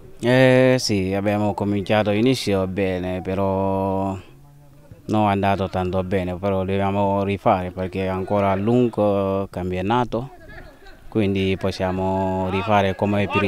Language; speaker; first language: Italian; non-native, learner; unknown